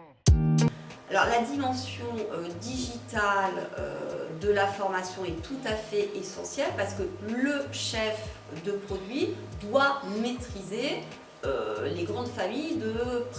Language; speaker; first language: French; native; French